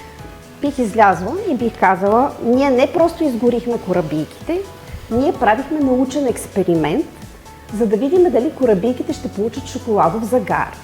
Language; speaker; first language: Bulgarian; native; Bulgarian